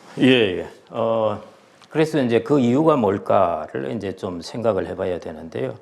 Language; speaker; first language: Korean; native; Korean